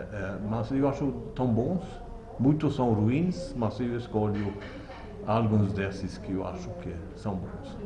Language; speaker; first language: Portuguese; non-native, learner; Swedish